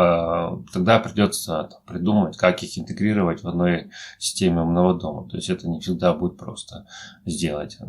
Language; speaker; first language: Russian; native; Russian